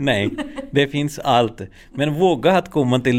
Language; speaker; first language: Swedish; non-native, fluent; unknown